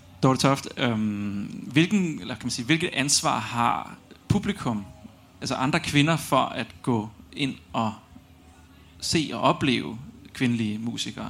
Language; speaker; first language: Swedish; non-native, learner; Danish